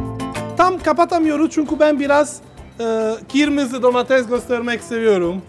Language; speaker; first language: Turkish; non-native, learner; Italian